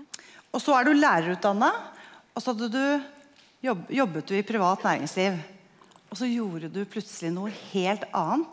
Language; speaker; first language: Norwegian; native; Norwegian